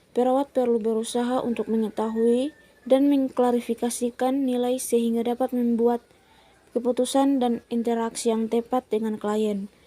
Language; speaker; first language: Indonesian; native; Indonesian